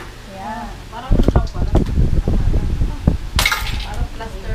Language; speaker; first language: Filipino; native; Filipino